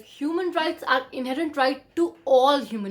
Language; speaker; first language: English; non-native, local second language; Hindi